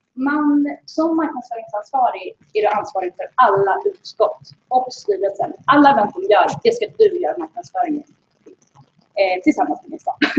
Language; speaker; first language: Swedish; native; Swedish